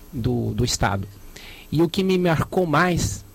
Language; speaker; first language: Portuguese; early bilingual, other home language; Spanish